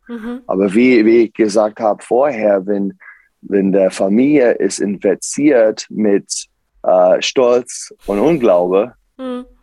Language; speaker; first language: German; non-native, learner; English